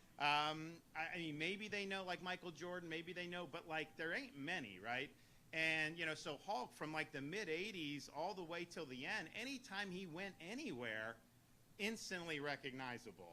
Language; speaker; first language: English; native; English